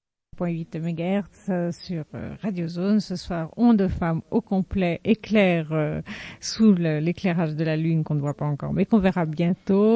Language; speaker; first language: French; native; French